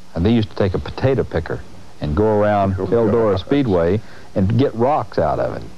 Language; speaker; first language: English; native; English